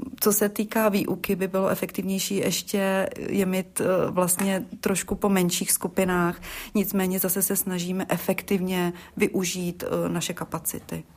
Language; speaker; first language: Czech; native; Czech